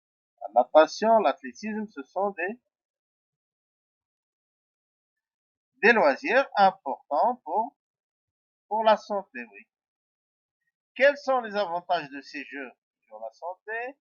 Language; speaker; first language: French; non-native, local second language; Arabic